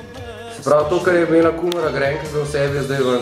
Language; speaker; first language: Slovenian; native; Slovenian